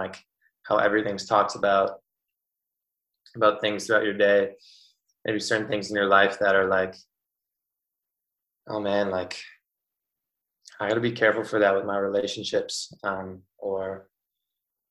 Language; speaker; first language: English; native; English